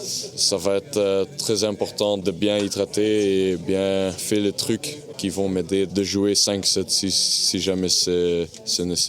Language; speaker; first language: French; non-native, fluent; Dutch